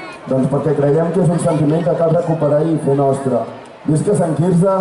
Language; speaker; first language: Catalan; native; Catalan